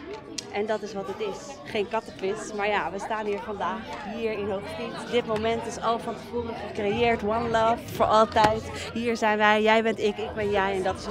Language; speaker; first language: Dutch; native; Dutch